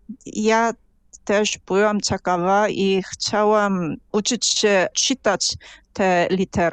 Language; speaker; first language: Polish; non-native, fluent; Korean